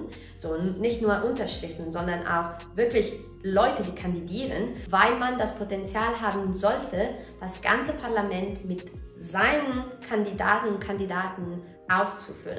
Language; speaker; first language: German; non-native, fluent; Italian